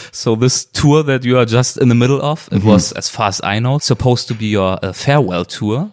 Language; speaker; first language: English; non-native, fluent; German